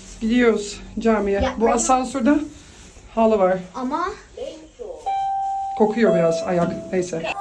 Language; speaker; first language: Turkish; early bilingual, heritage; Turkish